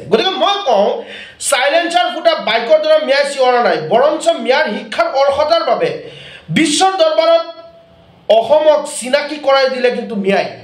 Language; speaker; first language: Assamese; non-native, local second language; Bangla